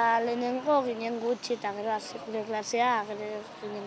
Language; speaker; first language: Basque; non-native, local second language; Spanish